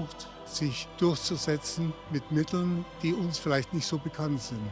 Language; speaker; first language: German; native; German